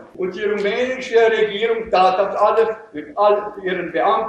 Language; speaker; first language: German; native; German